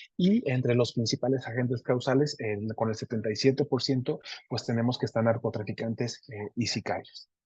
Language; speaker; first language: Spanish; native; Spanish